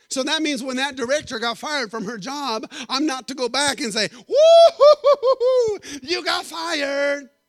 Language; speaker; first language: English; native; English